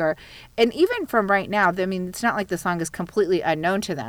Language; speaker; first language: English; early bilingual, other home language; Arabic